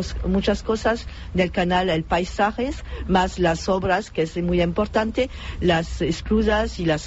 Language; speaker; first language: Spanish; non-native, fluent; French